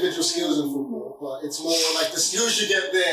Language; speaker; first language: English; non-native, local second language; Yoruba